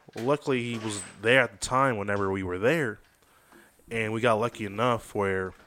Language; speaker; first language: English; early bilingual, other home language; Spanish